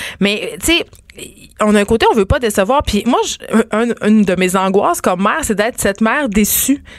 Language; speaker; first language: French; native; French